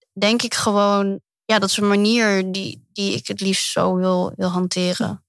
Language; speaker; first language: Dutch; early bilingual, other home language; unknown